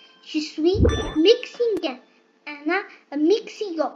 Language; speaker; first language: French; non-native, learner; Arabic